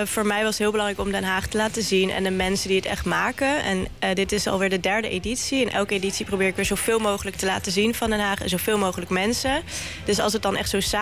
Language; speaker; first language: Dutch; native; Dutch